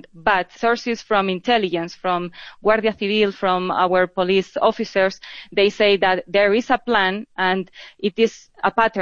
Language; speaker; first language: English; non-native, fluent; Spanish